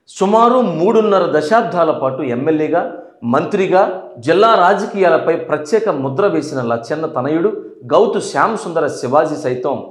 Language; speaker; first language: Telugu; native; Telugu